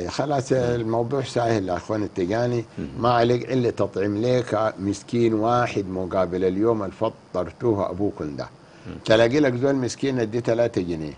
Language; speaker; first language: Arabic; native; Arabic